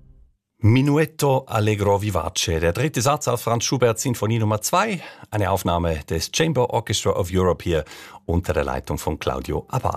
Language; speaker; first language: German; native; German